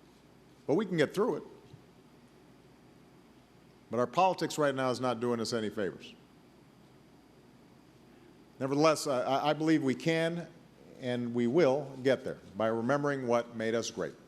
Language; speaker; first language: English; native; English